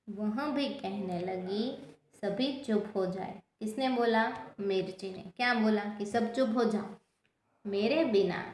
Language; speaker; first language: Hindi; non-native, local second language; Gujarati